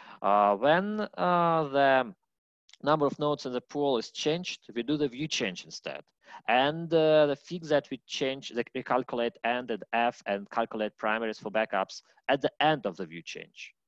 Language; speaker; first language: English; non-native, fluent; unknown